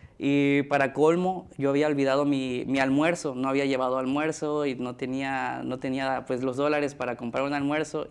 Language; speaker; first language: Spanish; native; Spanish